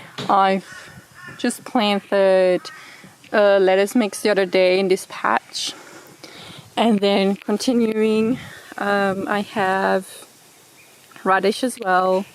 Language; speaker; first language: English; non-native, fluent; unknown